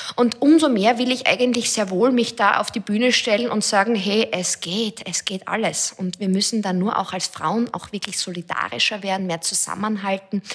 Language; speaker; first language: German; native; German